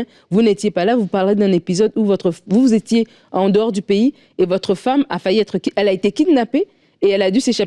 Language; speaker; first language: French; native; French